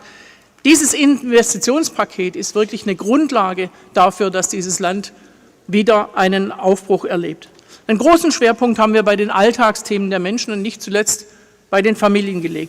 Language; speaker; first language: German; native; German